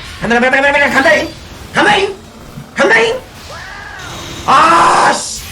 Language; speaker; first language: Korean; native; Korean